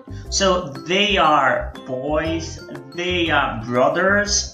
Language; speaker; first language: English; non-native, fluent; Portuguese